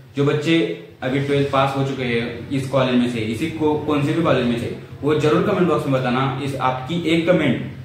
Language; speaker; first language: Hindi; non-native, local second language; Marathi